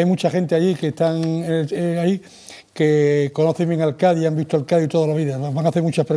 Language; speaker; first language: Spanish; native; Spanish